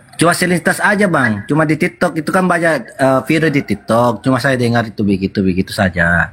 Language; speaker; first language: Indonesian; non-native, local second language; Buginese